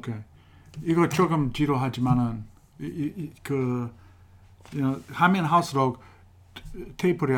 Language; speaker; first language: Korean; non-native, fluent; English